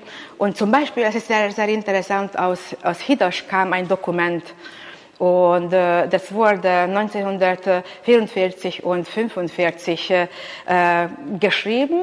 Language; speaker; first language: German; non-native, local second language; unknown